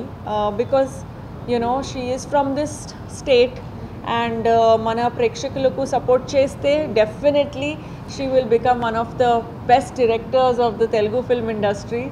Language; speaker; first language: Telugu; non-native, fluent; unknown